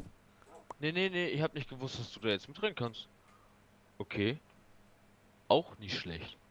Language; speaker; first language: German; native; German